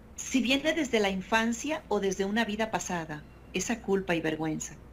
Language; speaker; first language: Spanish; native; Spanish